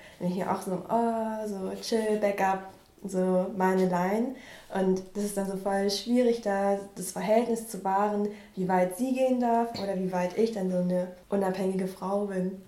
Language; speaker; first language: German; early bilingual, other home language; Vietnamese